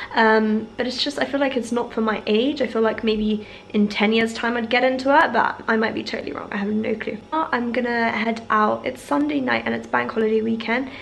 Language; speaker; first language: English; native; English